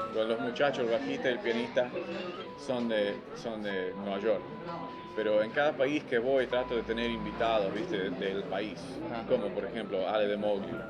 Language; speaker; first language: Spanish; early bilingual, other home language; English